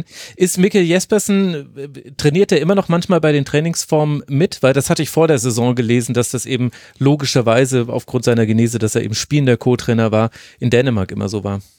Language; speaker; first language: German; native; German